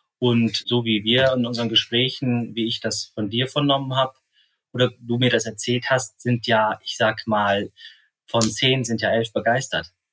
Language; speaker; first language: German; native; German